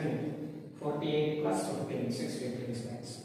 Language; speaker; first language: English; non-native, local second language; Malayalam